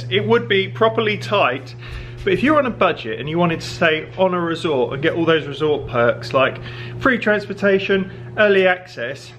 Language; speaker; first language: English; native; English